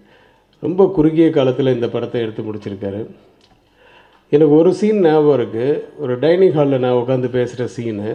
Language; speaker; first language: Tamil; native; Tamil